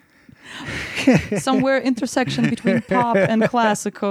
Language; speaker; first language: English; non-native, fluent; Russian